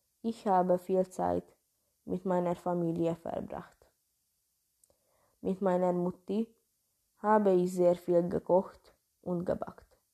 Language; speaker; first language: German; non-native, learner; Hungarian